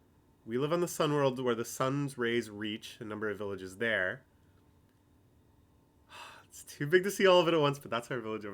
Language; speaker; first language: English; native; English